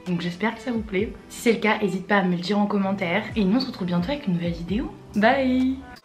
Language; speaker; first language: French; native; French